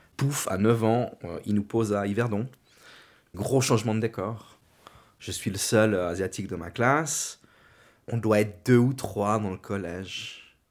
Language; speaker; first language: French; native; French